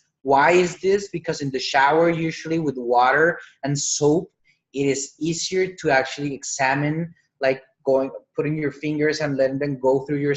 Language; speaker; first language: English; non-native, fluent; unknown